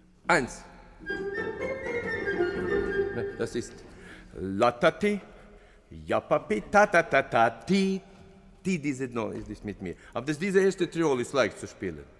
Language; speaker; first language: German; non-native, fluent; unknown